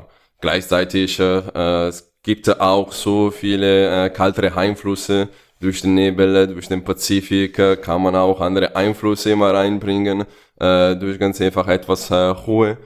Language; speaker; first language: German; non-native, fluent; Italian